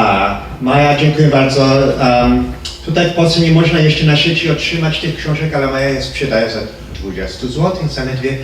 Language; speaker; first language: Polish; early bilingual, heritage; Polish